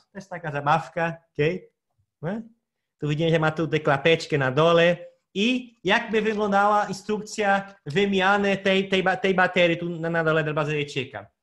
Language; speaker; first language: Polish; non-native, fluent; Portuguese